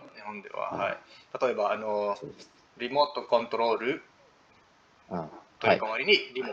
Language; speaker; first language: Japanese; non-native, learner; English